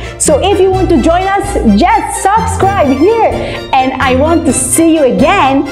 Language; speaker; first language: English; non-native, learner; Hebrew